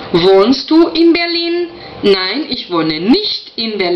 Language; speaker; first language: German; non-native, fluent; Spanish